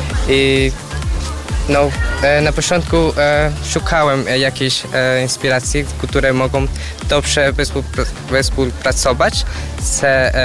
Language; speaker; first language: Polish; non-native, learner; Spanish